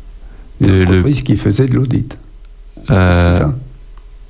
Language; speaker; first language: French; native; French